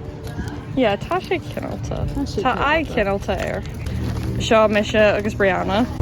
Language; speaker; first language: Irish; non-native, learner; English